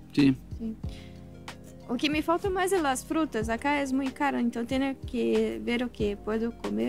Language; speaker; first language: Spanish; non-native, learner; Portuguese